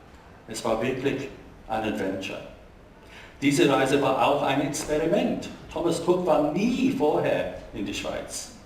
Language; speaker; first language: German; non-native, fluent; English